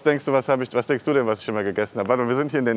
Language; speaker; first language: German; native; German